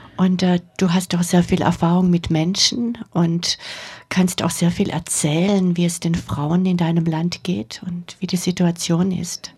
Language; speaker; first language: German; native; German